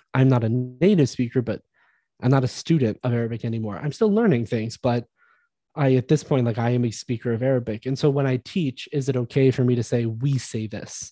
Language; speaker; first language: English; native; English